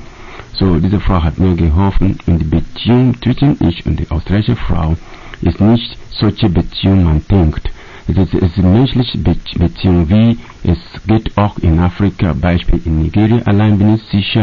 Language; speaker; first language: German; non-native, learner; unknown